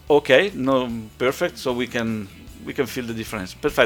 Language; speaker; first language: English; non-native, fluent; Italian